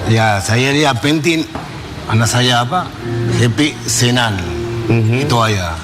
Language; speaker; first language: Indonesian; non-native, fluent; Spanish